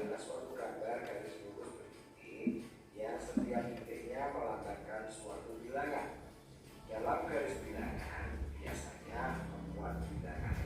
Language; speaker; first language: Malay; non-native, local second language; Javanese